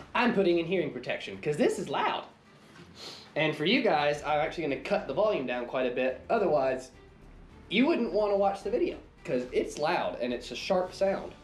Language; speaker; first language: English; native; English